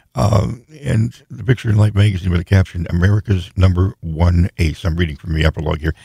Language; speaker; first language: English; native; English